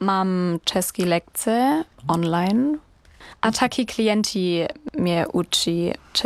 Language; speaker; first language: Czech; non-native, learner; German